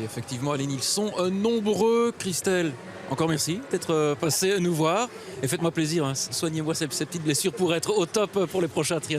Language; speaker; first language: French; native; French